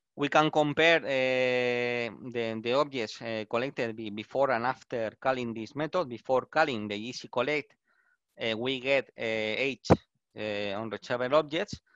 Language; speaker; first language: English; non-native, learner; Spanish